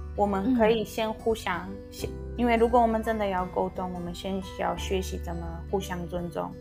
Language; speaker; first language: Chinese; non-native, fluent; Polish